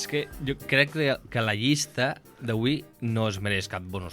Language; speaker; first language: Catalan; native; Catalan